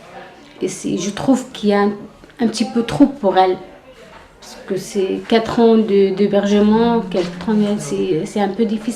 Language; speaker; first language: French; non-native, learner; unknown